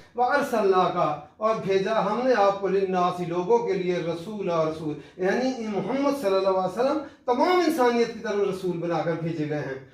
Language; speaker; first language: Urdu; non-native, local second language; Punjabi